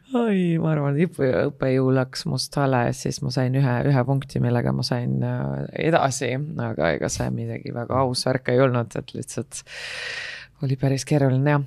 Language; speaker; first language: Estonian; non-native, local second language; Russian